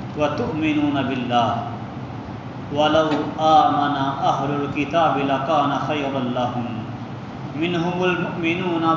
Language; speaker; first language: Urdu; non-native, local second language; Punjabi